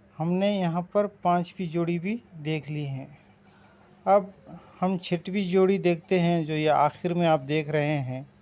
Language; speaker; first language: Urdu; native; Urdu